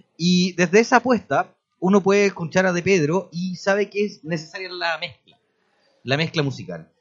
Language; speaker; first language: Spanish; native; Spanish